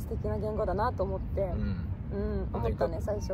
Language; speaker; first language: Japanese; non-native, fluent; Polish